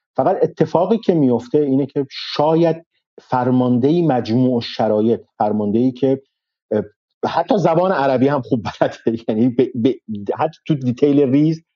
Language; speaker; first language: Persian; non-native, local second language; Arabic